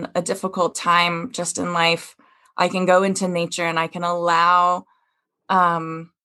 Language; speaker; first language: English; native; English